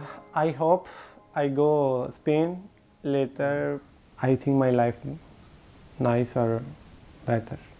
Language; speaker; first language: English; non-native, learner; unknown